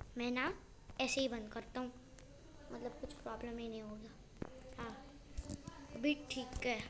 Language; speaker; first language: Hindi; non-native, local second language; Marathi